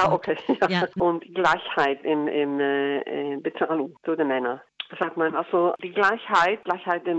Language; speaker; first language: German; non-native, learner; Icelandic